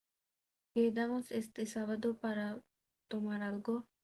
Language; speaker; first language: Spanish; non-native, learner; Bangla